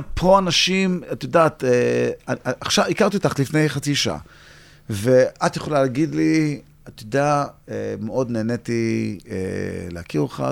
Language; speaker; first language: Hebrew; early bilingual, heritage; Hebrew